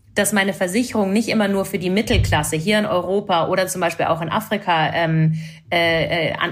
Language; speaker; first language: German; non-native, fluent; English